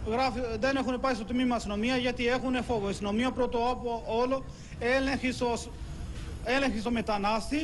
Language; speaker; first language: Greek; non-native, learner; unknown